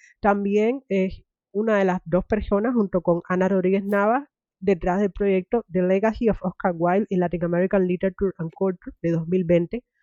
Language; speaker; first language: Spanish; native; Spanish